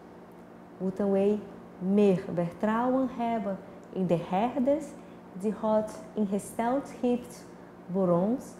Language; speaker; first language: Dutch; non-native, fluent; Portuguese